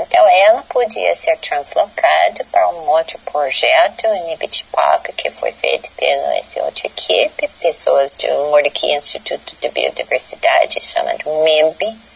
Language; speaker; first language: Portuguese; non-native, fluent; English